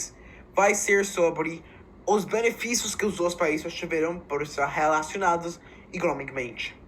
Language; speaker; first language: Portuguese; non-native, learner; English